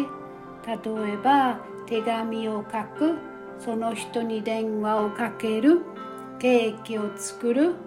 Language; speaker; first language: Japanese; non-native, fluent; German